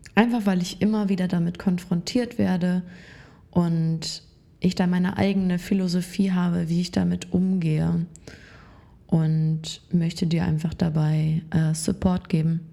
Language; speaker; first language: German; native; German